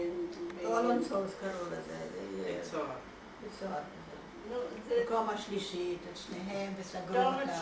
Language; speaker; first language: Hebrew; non-native, fluent; Hungarian